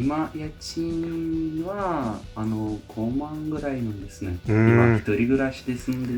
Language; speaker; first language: Japanese; non-native, learner; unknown